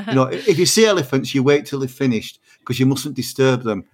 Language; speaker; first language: English; native; English